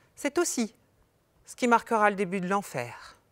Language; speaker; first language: French; native; French